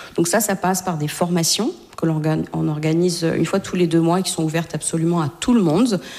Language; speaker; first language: French; native; French